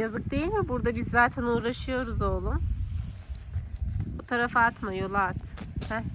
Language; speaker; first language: Turkish; native; Turkish